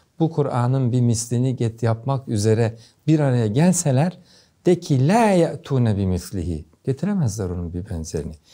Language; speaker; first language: Turkish; native; Turkish